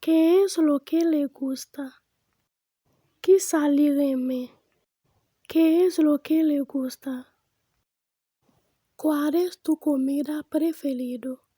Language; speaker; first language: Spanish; non-native, fluent; Haitian Creole